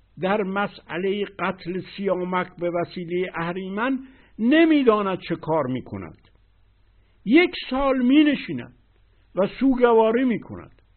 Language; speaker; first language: Persian; native; Persian